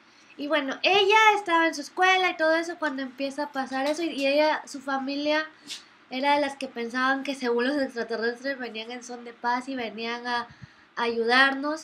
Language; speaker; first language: Spanish; native; Spanish